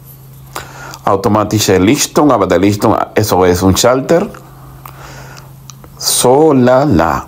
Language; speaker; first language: German; non-native, learner; Spanish